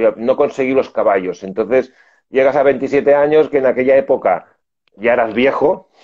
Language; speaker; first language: Spanish; native; Spanish